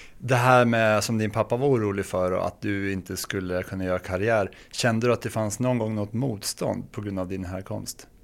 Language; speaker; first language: Swedish; native; Swedish